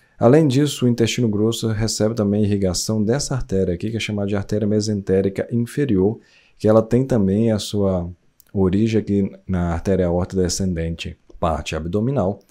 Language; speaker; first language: Portuguese; native; Portuguese